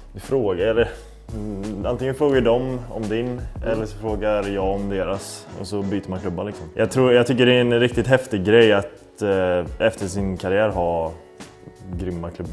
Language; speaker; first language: Swedish; native; Swedish